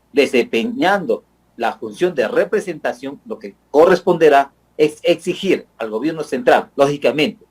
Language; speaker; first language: Spanish; native; Spanish